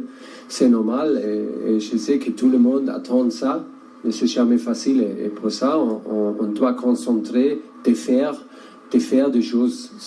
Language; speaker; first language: French; non-native, learner; German